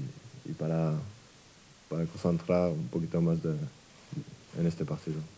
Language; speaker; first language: Spanish; non-native, fluent; French